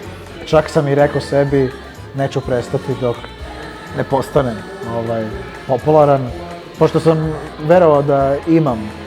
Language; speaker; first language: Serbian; early bilingual, heritage; Serbian